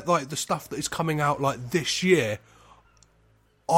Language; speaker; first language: English; native; English